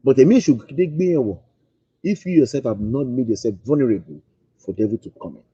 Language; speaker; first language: English; non-native, local second language; Yoruba